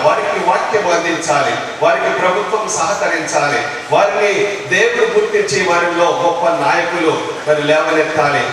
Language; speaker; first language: Telugu; non-native, local second language; Lambadi